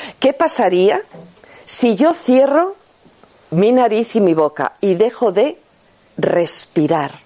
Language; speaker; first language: Spanish; native; Spanish